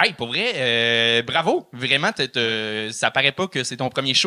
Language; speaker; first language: French; native; French